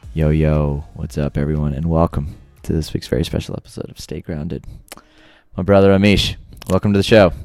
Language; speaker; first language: English; native; English